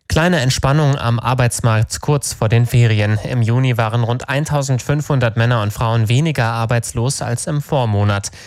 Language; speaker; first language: German; native; German